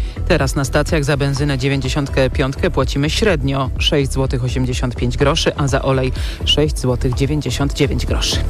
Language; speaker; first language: Polish; native; Polish